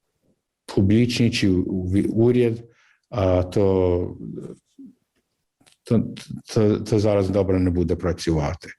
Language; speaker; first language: Ukrainian; early bilingual, heritage; English